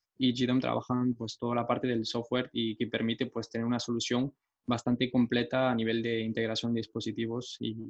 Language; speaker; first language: Spanish; non-native, fluent; French